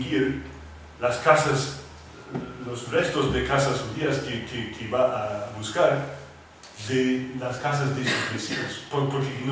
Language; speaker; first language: Spanish; non-native, fluent; English